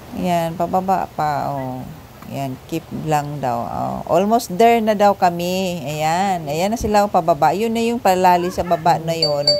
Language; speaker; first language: Filipino; non-native, local second language; Cebuano